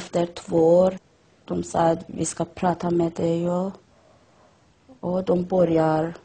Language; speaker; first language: Swedish; non-native, learner; Persian